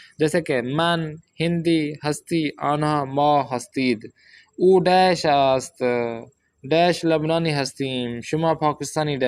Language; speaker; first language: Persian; non-native, fluent; Urdu